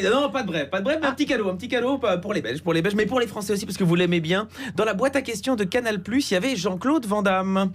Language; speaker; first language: French; native; French